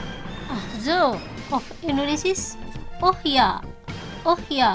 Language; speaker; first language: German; non-native, fluent; Indonesian